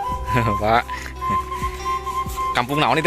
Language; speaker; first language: Indonesian; non-native, local second language; Sundanese